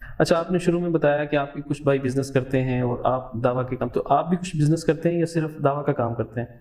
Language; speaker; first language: Urdu; native; Urdu